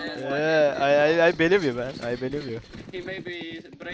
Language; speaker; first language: English; non-native, learner; Turkish